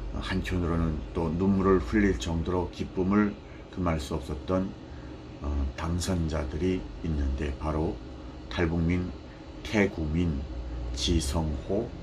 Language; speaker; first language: Korean; native; Korean